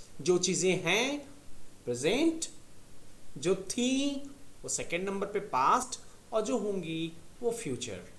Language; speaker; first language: Hindi; native; Hindi